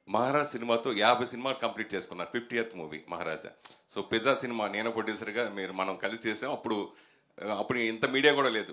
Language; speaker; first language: Telugu; native; Telugu